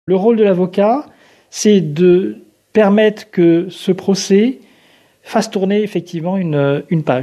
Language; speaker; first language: French; native; French